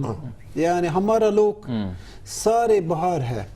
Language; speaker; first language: Hindi; non-native, learner; Turkish